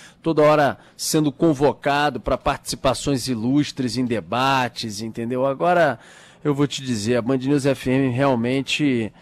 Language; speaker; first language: Portuguese; native; Portuguese